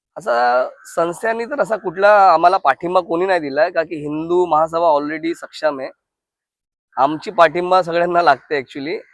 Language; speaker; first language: Marathi; non-native, local second language; Hindi